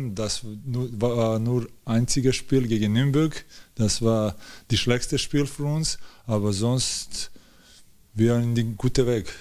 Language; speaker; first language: German; non-native, learner; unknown